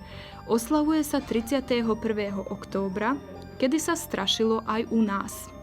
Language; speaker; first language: Slovak; native; Slovak